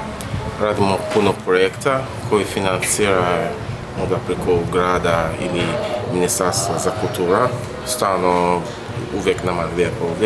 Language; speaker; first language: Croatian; non-native, learner; Yoruba